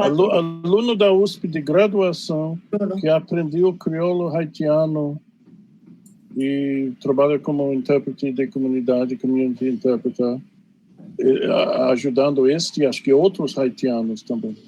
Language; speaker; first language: Portuguese; non-native, fluent; English